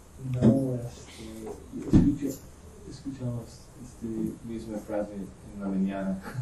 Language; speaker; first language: Spanish; non-native, learner; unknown